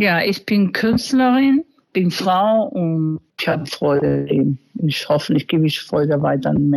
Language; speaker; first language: German; non-native, fluent; English